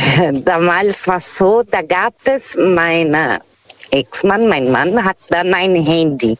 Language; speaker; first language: German; non-native, learner; Portuguese